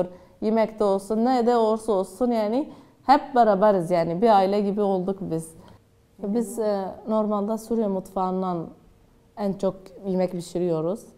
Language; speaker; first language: Turkish; non-native, learner; Arabic